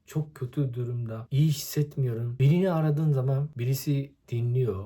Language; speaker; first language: Turkish; non-native, fluent; Japanese